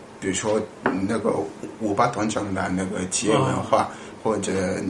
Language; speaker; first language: Chinese; non-native, fluent; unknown